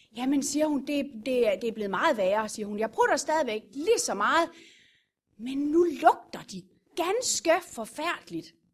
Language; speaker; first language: Danish; native; Danish